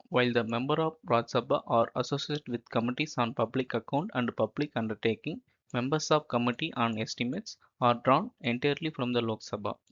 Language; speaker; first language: English; non-native, local second language; Tamil